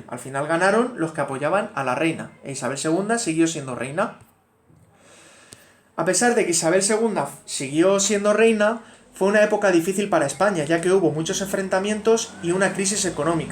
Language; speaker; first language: Spanish; native; Spanish